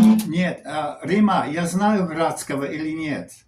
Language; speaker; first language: Russian; non-native, learner; English